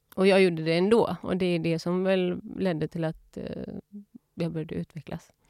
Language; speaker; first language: Swedish; early bilingual, other home language; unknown